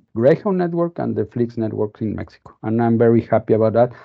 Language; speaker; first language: English; non-native, fluent; Spanish